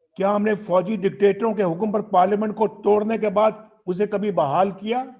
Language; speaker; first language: Urdu; non-native, local second language; Punjabi